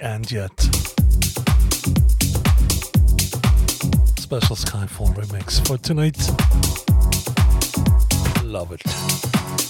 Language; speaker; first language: English; non-native, fluent; German